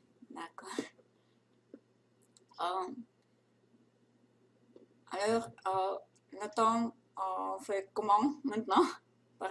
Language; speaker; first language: French; non-native, learner; Russian